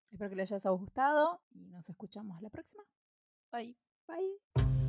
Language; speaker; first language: Spanish; native; Spanish